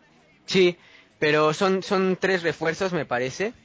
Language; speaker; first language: Spanish; native; Spanish